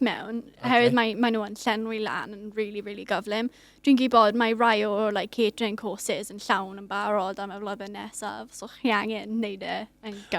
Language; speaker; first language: Welsh; non-native, local second language; English